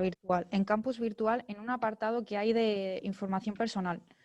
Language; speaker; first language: Spanish; native; Spanish